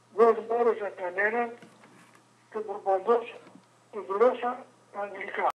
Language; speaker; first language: Greek; early bilingual, other home language; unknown